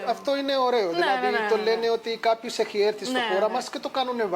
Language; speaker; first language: Greek; non-native, learner; Punjabi